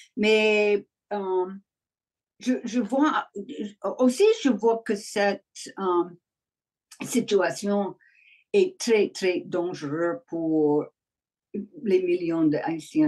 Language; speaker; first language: French; non-native, learner; English